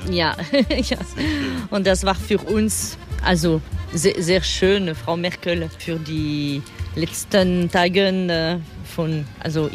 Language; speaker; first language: German; non-native, fluent; French